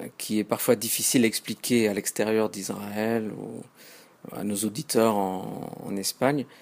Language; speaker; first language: French; native; French